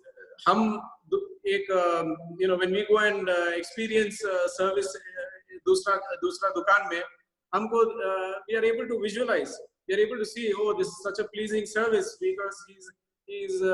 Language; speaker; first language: Hindi; non-native, local second language; Tamil